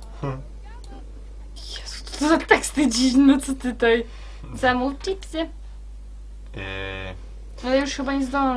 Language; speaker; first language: Polish; native; Polish